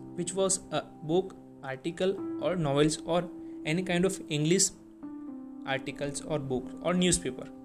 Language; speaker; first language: English; non-native, local second language; Gujarati